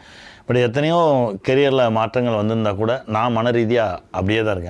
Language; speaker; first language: Tamil; native; Tamil